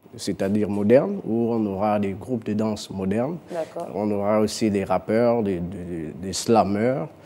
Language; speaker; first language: French; non-native, local second language; Fang